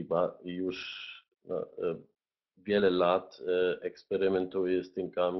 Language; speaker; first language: Polish; non-native, fluent; German